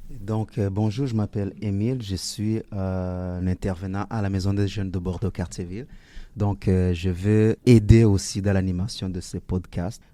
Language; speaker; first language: French; native; French